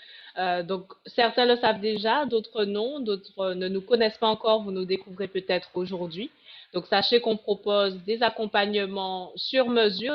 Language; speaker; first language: French; native; French